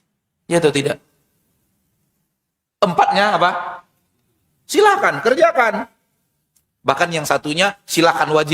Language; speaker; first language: Indonesian; native; Indonesian